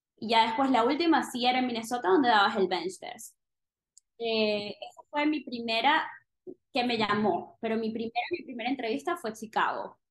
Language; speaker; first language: Spanish; native; Spanish